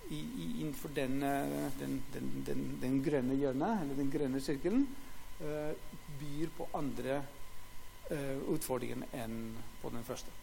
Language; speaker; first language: Norwegian; non-native, fluent; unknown